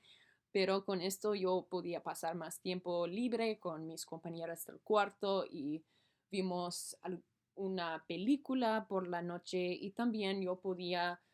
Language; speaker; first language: Spanish; non-native, learner; English